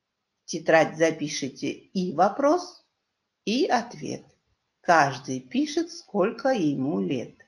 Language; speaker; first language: Russian; non-native, local second language; Kyrgyz